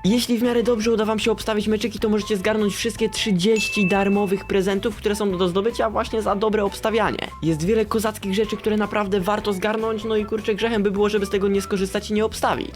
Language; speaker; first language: Polish; native; Polish